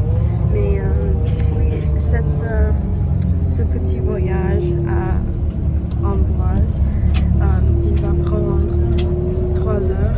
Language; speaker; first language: French; non-native, learner; English